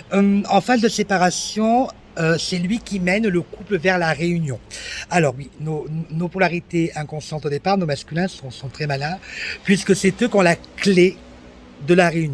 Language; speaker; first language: French; native; French